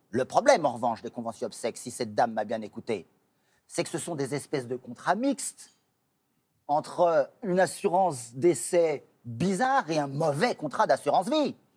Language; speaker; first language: French; native; French